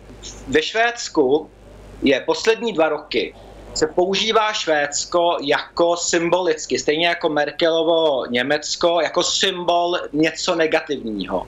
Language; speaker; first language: Czech; early bilingual, heritage; Czech